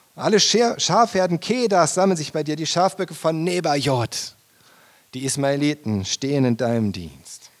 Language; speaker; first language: German; native; German